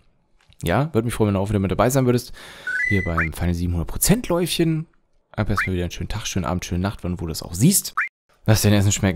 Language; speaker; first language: German; native; German